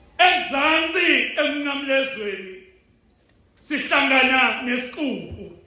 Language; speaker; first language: Zulu; non-native, local second language; Xhosa